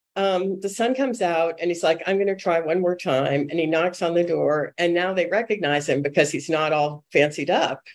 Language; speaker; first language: English; native; English